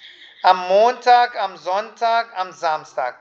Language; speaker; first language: German; non-native, fluent; Hindi